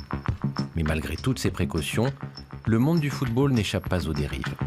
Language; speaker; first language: French; native; French